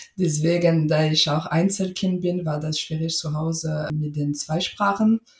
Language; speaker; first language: German; non-native, fluent; French